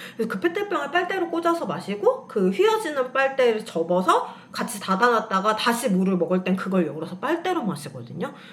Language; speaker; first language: Korean; native; Korean